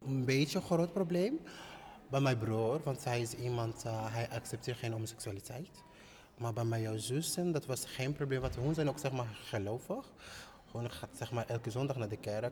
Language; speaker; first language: Dutch; non-native, fluent; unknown